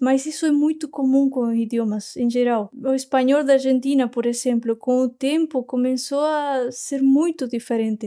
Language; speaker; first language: Portuguese; non-native, fluent; Spanish